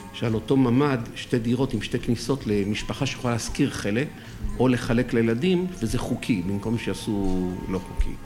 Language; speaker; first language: Hebrew; early bilingual, other home language; French